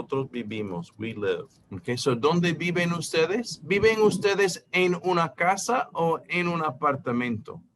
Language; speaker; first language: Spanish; non-native, fluent; English